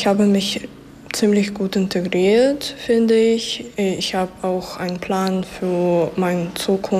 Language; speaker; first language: German; early bilingual, other home language; Ukrainian